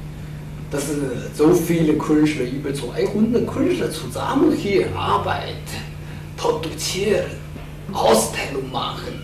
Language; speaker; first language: German; non-native, learner; Chinese